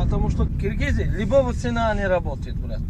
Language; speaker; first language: Russian; non-native, learner; Uzbek